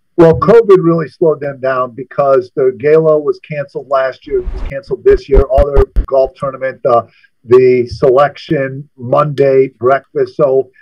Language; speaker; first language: English; native; English